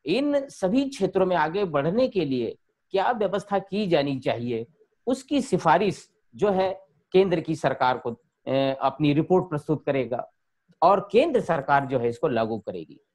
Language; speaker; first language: Hindi; native; Hindi